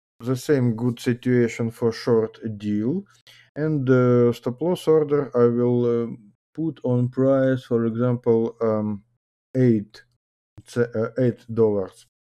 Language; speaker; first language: English; non-native, learner; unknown